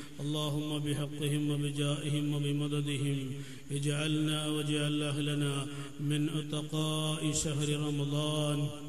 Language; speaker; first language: Arabic; non-native, fluent; Malayalam